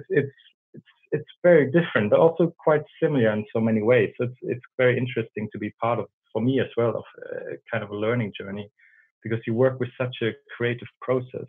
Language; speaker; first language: English; non-native, fluent; German